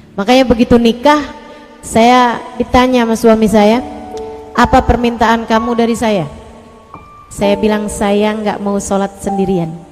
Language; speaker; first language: Indonesian; native; Indonesian